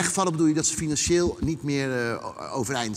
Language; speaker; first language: Dutch; native; Dutch